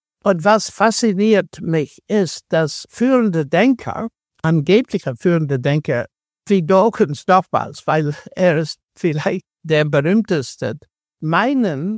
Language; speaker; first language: German; non-native, fluent; English